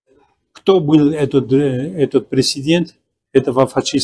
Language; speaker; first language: Russian; non-native, fluent; Spanish